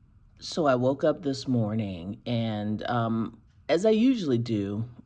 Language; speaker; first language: English; native; English